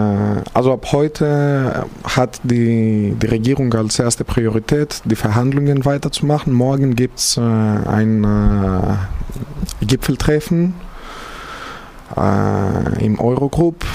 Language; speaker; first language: German; non-native, fluent; Greek